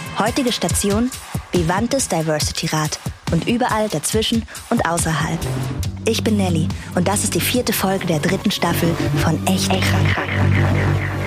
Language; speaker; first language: German; native; German